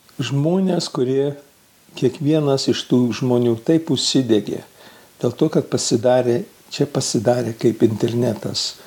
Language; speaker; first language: Lithuanian; early bilingual, heritage; Lithuanian